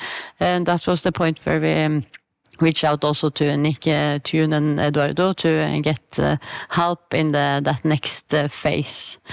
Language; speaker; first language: English; non-native, fluent; Norwegian